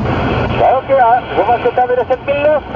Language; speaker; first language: French; native; French